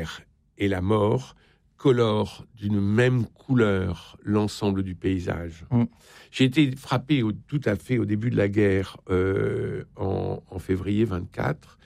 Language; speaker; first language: French; native; French